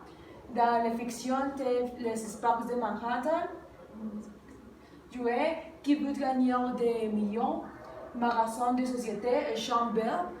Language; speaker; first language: French; non-native, learner; Spanish